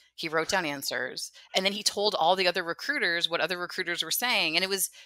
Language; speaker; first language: English; native; English